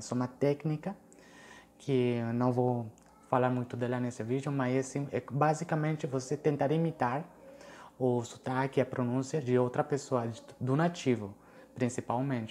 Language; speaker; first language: Portuguese; non-native, fluent; Spanish